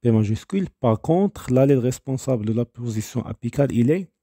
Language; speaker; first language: French; non-native, local second language; Arabic